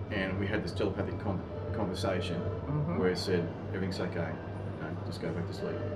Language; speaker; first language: English; native; English